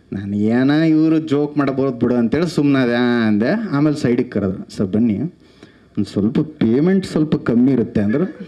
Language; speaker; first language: Kannada; native; Kannada